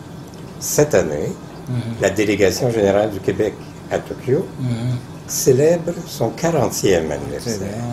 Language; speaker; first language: French; native; French